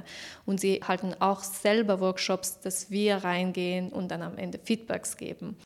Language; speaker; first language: German; non-native, fluent; Persian